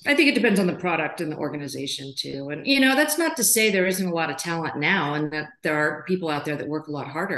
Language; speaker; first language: English; native; English